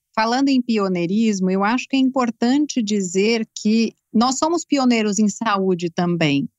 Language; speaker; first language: Portuguese; native; Portuguese